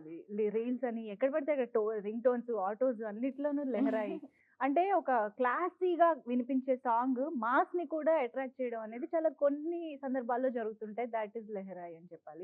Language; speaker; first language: Telugu; native; Telugu